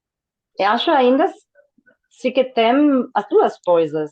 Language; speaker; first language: Portuguese; non-native, fluent; Spanish